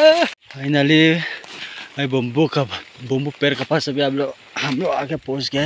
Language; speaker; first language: Hindi; non-native, local second language; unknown